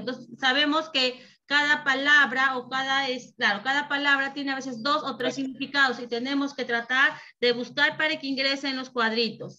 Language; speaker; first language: Spanish; native; Spanish